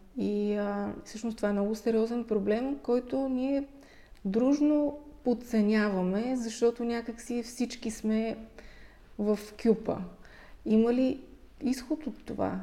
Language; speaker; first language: Bulgarian; native; Bulgarian